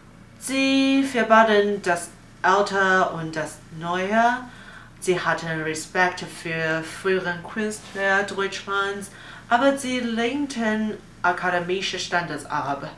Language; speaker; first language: German; non-native, learner; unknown